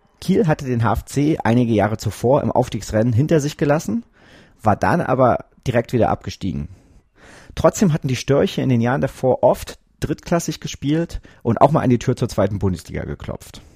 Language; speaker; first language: German; native; German